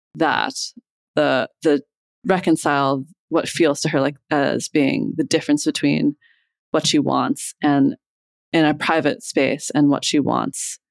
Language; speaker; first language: English; native; English